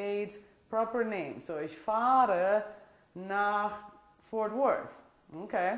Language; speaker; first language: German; non-native, fluent; Italian